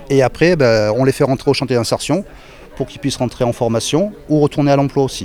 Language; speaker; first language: French; native; French